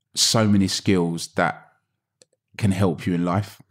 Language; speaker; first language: English; native; English